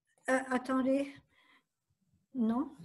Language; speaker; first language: French; non-native, fluent; Portuguese